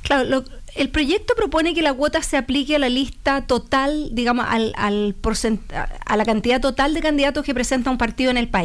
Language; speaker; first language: Spanish; native; Spanish